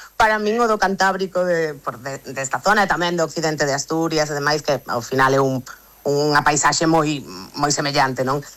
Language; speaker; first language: Galician; non-native, local second language; Spanish